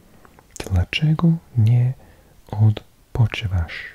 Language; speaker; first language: Polish; non-native, learner; English